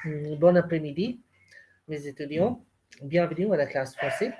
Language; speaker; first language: French; non-native, fluent; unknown